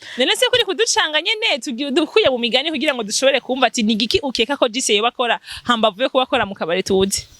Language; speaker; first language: Rundi; native; Rundi